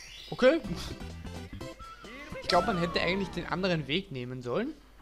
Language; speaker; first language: German; native; German